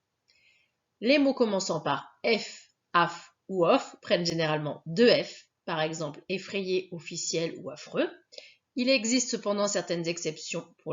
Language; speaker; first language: French; native; French